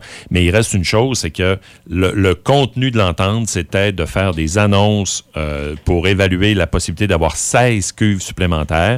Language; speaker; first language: French; native; French